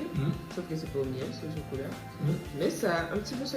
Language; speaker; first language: French; native; French